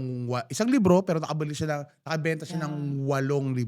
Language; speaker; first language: Filipino; native; Filipino